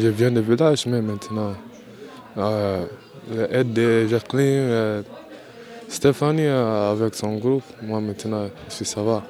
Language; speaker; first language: French; non-native, learner; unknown